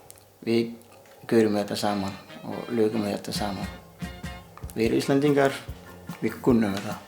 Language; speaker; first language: Icelandic; non-native, learner; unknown